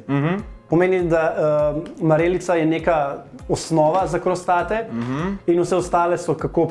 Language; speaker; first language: Slovenian; native; Slovenian